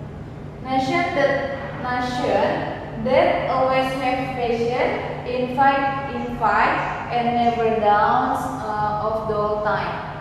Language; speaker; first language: English; non-native, learner; Indonesian